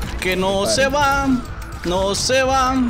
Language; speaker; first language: Spanish; native; Spanish